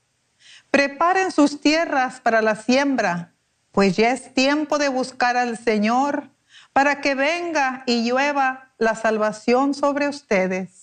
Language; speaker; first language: Spanish; native; Spanish